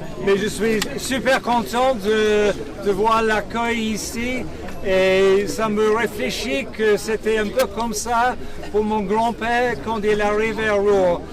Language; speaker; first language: French; non-native, learner; English